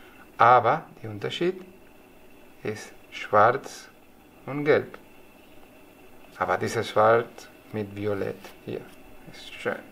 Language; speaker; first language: German; non-native, learner; Spanish